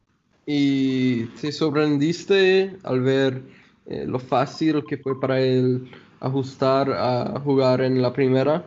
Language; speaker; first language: Spanish; non-native, fluent; English